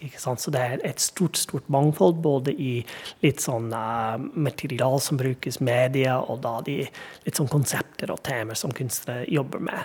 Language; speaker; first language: Norwegian; non-native, fluent; English